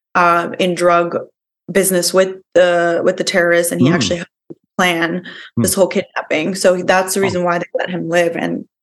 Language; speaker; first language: English; early bilingual, other home language; Spanish